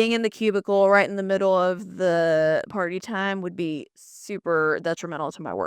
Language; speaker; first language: English; native; English